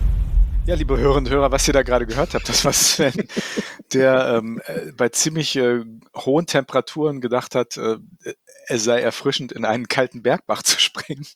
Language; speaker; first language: German; native; German